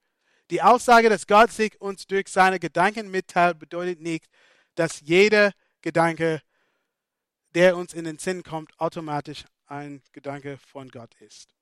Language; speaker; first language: German; non-native, fluent; English